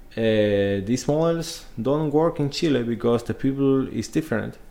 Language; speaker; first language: English; non-native, learner; Spanish